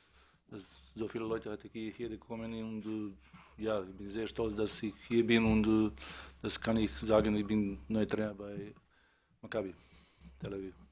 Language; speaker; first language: German; non-native, fluent; Serbian